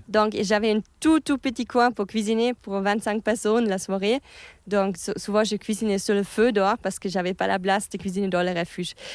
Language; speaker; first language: French; non-native, fluent; German